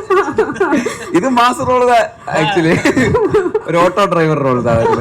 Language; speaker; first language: Tamil; non-native, learner; Malayalam